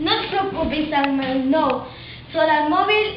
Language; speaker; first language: Catalan; non-native, learner; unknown